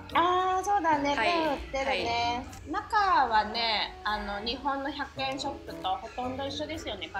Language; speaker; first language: Japanese; native; Japanese